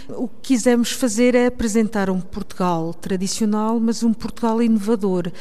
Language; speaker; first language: Portuguese; early bilingual, heritage; Portuguese